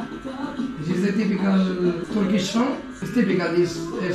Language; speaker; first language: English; non-native, learner; Spanish